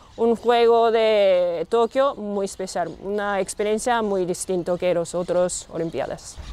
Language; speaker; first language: Spanish; non-native, learner; Japanese